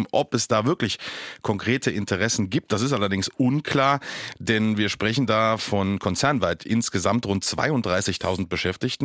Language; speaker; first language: German; native; German